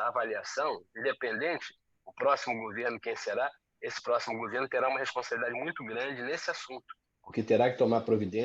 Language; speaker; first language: Portuguese; native; Portuguese